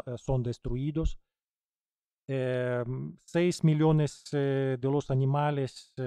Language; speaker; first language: Spanish; non-native, fluent; Ukrainian